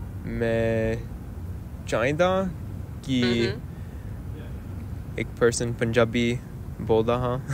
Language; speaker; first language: Punjabi; non-native, learner; English